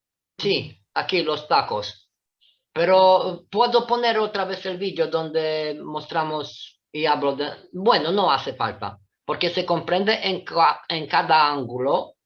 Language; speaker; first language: Spanish; non-native, fluent; Italian